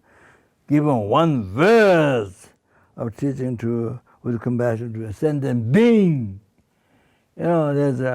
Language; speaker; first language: English; non-native, fluent; Sherpa